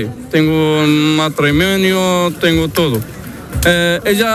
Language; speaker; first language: Spanish; non-native, learner; Arabic